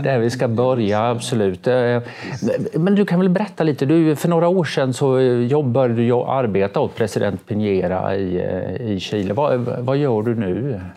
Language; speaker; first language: Swedish; native; Swedish